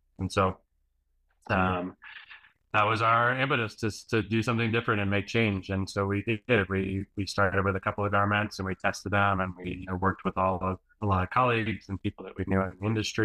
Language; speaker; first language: English; native; English